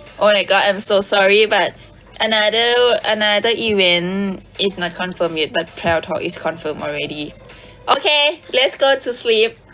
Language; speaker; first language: English; non-native, learner; Thai